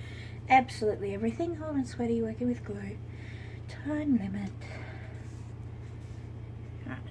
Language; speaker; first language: English; native; English